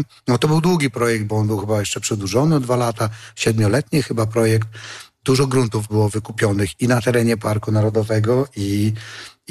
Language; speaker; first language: Polish; native; Polish